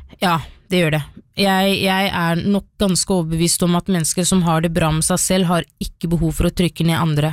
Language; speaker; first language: Norwegian; early bilingual, other home language; Somali